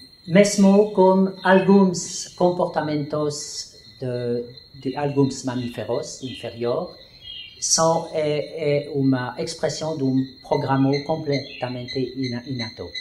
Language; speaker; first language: Portuguese; non-native, learner; French